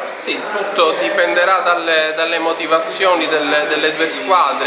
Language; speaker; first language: Italian; native; Italian